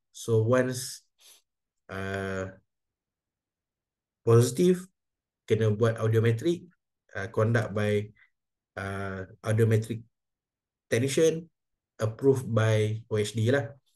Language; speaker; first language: English; non-native, local second language; Malay